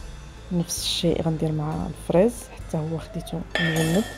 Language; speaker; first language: Arabic; native; Arabic